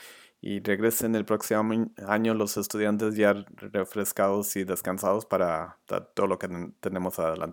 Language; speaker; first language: Spanish; early bilingual, other home language; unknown